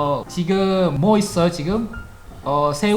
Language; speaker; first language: Korean; non-native, fluent; Malay